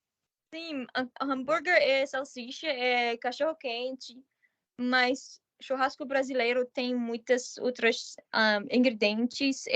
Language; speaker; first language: Portuguese; non-native, learner; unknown